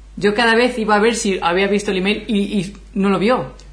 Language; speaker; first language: Spanish; non-native, fluent; English